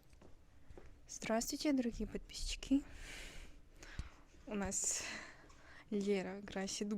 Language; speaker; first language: Russian; non-native, fluent; Mongolian